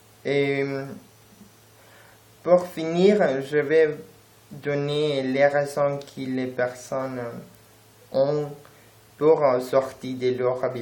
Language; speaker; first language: French; non-native, learner; Spanish